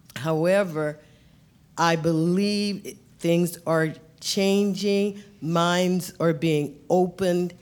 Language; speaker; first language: English; native; English